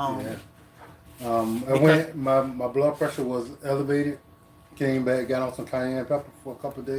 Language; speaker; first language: English; native; English